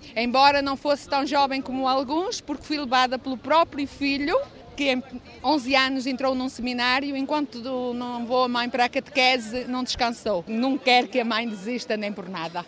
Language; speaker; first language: Portuguese; native; Portuguese